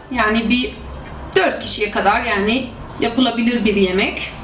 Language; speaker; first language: Turkish; non-native, fluent; Arabic